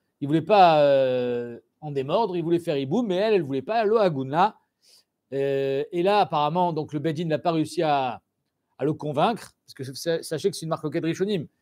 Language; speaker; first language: French; native; French